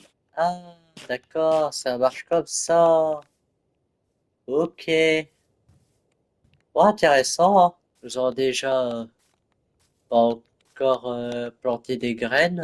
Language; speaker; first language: French; native; French